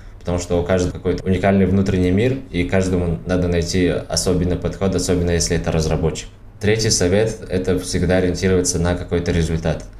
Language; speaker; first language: Russian; non-native, local second language; Tajik